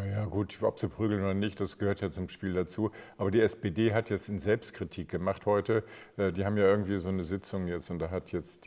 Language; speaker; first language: German; native; German